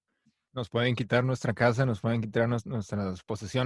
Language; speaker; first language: Spanish; native; Spanish